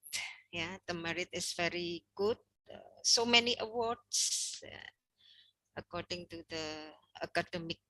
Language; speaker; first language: English; non-native, learner; Indonesian